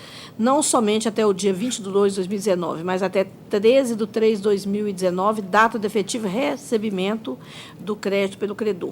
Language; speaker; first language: Portuguese; native; Portuguese